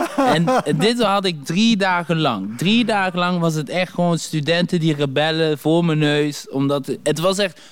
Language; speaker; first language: Dutch; native; Dutch